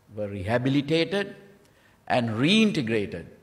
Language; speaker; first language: English; non-native, local second language; Sinhala